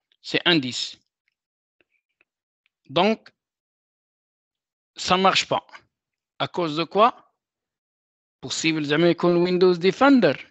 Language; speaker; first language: French; non-native, local second language; Arabic